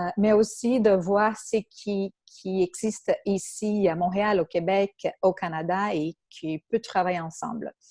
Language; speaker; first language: French; non-native, fluent; Portuguese